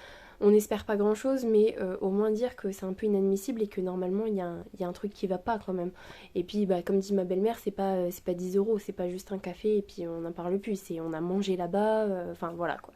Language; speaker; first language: French; native; French